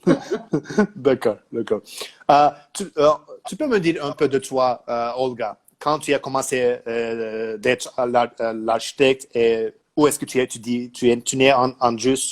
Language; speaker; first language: French; non-native, learner; Turkish